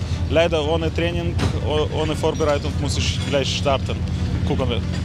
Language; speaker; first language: German; non-native, learner; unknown